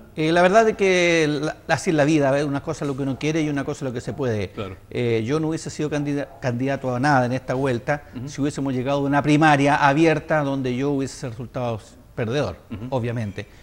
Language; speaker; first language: Spanish; native; Spanish